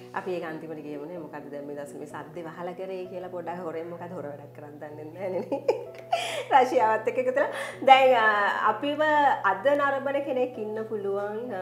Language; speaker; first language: Sinhala; native; Sinhala